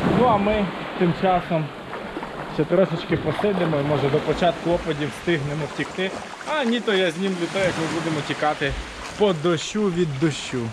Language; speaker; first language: Ukrainian; non-native, local second language; Russian